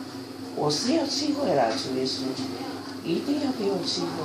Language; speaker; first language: Chinese; non-native, local second language; Amis